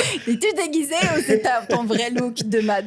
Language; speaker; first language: French; native; French